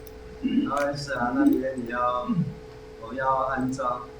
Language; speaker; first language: Chinese; native; Chinese